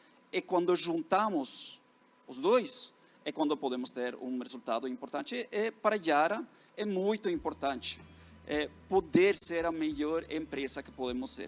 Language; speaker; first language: Portuguese; non-native, fluent; Norwegian